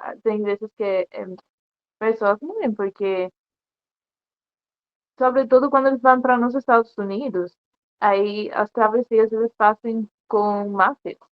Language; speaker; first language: Portuguese; non-native, learner; Spanish